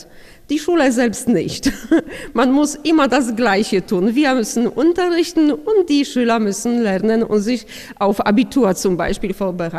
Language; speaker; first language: German; non-native, fluent; Polish